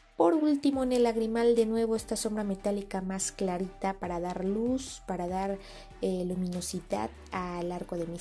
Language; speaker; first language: Spanish; native; Spanish